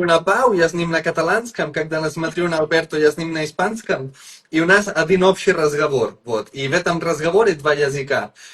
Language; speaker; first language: Russian; non-native, fluent; Catalan